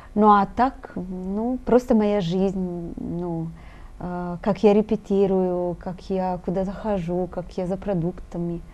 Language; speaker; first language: Russian; non-native, fluent; Italian